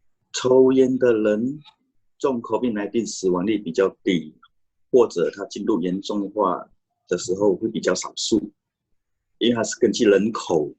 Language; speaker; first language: Chinese; native; Chinese